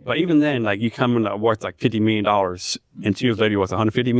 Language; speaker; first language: English; native; English